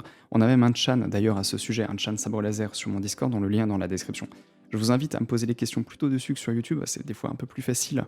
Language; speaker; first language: French; native; French